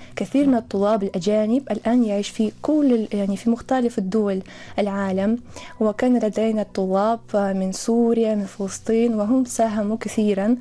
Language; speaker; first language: Arabic; non-native, fluent; Tatar